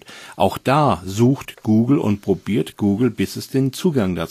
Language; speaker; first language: German; native; German